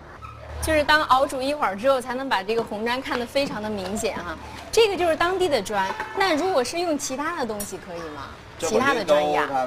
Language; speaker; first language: Chinese; native; Chinese